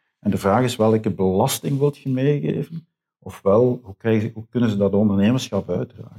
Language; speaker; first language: Dutch; native; Dutch